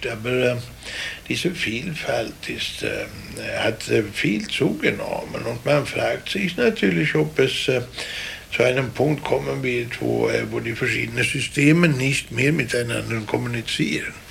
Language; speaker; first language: German; non-native, fluent; Swedish